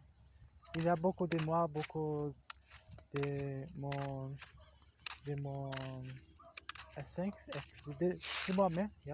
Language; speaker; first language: French; non-native, learner; Portuguese